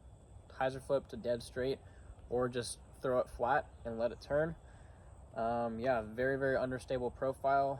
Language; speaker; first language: English; native; English